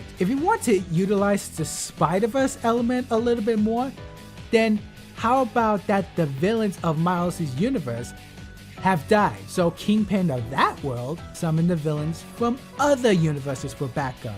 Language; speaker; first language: English; native; English